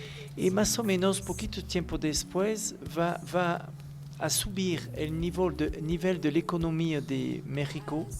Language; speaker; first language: Spanish; non-native, learner; French